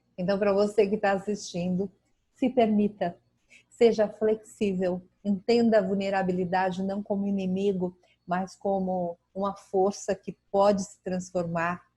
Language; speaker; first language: Portuguese; native; Portuguese